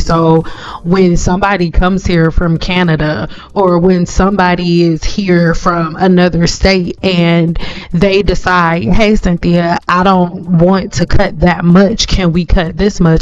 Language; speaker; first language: English; native; English